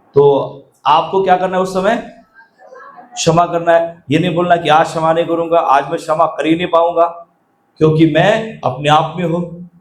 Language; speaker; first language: Hindi; non-native, local second language; Marathi